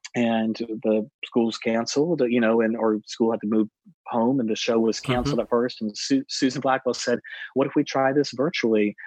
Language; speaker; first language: English; native; English